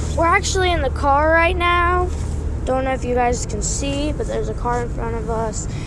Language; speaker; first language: English; native; English